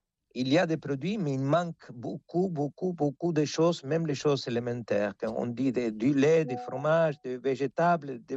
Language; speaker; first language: French; non-native, fluent; Spanish